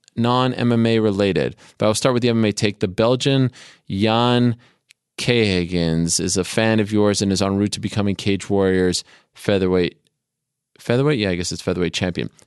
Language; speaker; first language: English; native; English